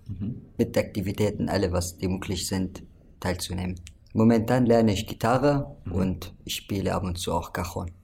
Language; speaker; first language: German; non-native, fluent; Arabic